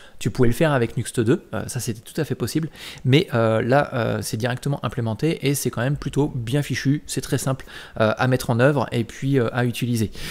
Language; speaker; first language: French; native; French